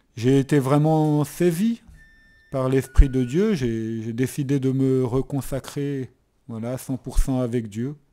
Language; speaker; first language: French; native; French